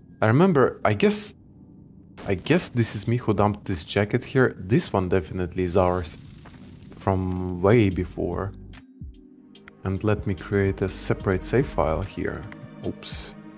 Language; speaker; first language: English; non-native, fluent; Russian